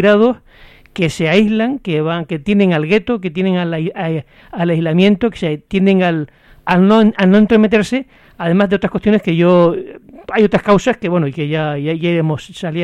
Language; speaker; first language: Spanish; native; Spanish